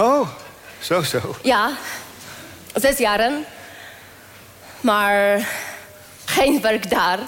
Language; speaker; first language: Dutch; non-native, learner; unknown